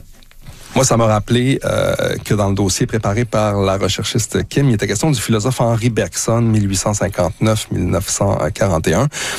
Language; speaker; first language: French; native; French